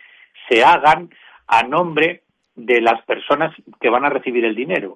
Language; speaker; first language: Spanish; native; Spanish